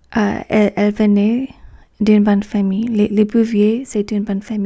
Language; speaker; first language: French; non-native, fluent; English